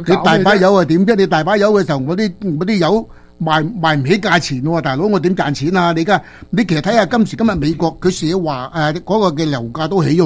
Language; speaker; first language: Chinese; native; Chinese